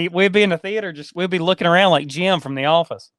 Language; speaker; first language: English; native; English